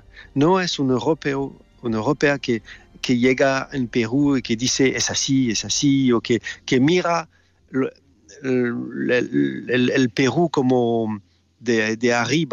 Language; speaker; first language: Spanish; non-native, fluent; French